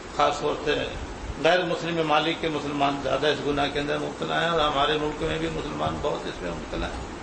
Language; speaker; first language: Urdu; native; Urdu